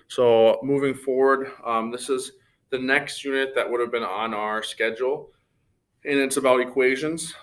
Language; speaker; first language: English; native; English